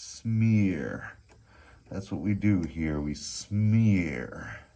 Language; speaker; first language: English; native; English